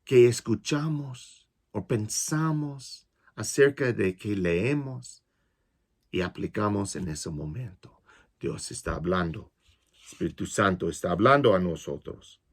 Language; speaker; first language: Spanish; non-native, fluent; English